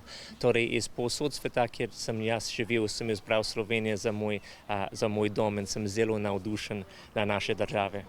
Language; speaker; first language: Slovenian; non-native, learner; English